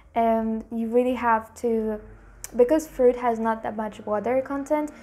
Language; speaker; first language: English; non-native, fluent; German